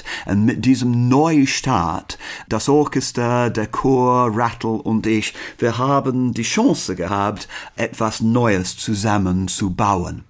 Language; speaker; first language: German; non-native, fluent; English